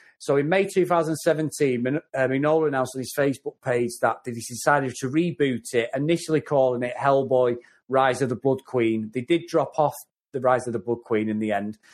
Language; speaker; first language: English; native; English